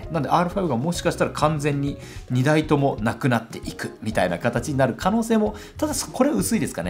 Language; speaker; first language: Japanese; native; Japanese